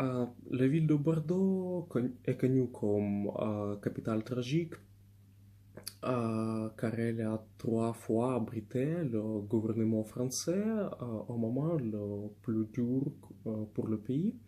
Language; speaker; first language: French; non-native, fluent; Russian